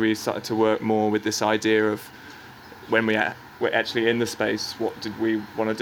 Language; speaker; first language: English; native; English